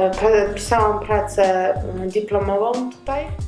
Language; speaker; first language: Polish; non-native, learner; Georgian